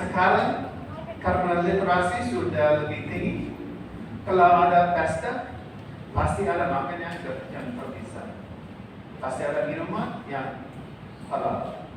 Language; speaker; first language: Indonesian; non-native, fluent; English